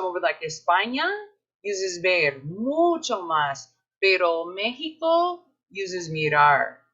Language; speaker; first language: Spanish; non-native, fluent; English